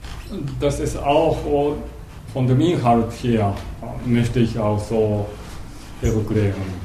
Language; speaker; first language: German; non-native, learner; Japanese